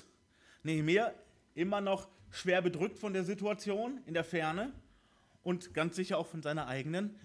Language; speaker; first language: German; native; German